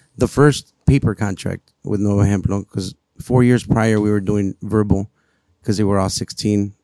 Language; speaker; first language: English; early bilingual, other home language; Spanish